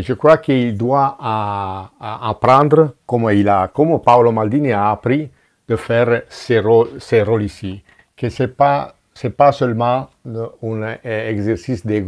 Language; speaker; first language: French; non-native, fluent; Italian